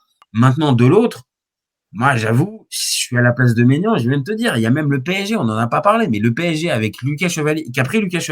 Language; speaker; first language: French; native; French